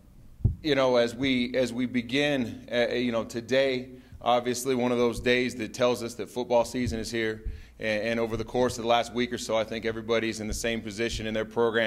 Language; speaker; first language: English; native; English